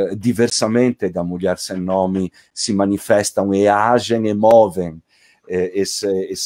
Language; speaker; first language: Portuguese; non-native, fluent; Italian